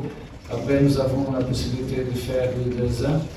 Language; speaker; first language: French; non-native, learner; Portuguese